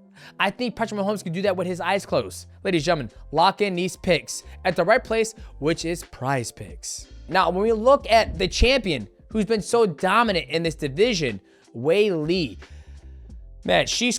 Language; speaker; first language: English; native; English